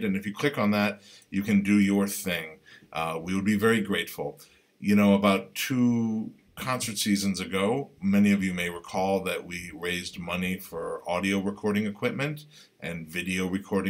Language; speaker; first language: English; native; English